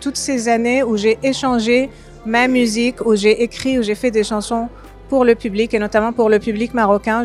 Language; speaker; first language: French; non-native, local second language; Arabic